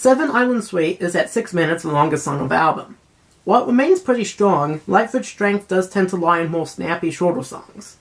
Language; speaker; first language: English; native; English